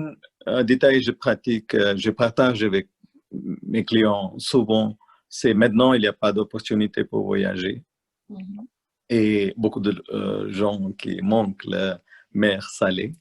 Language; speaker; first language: French; non-native, learner; Malayalam